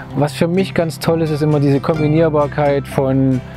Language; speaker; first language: German; native; German